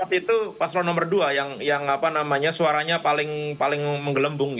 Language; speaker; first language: Indonesian; native; Indonesian